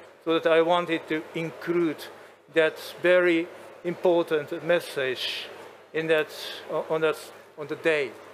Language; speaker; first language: English; non-native, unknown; Japanese